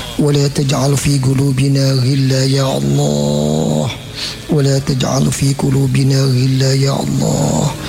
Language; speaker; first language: Arabic; non-native, fluent; Javanese